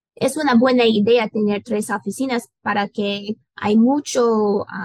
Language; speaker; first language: Spanish; non-native, learner; English